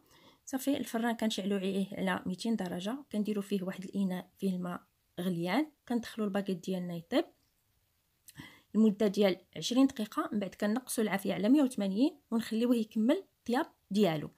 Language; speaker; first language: Arabic; native; Arabic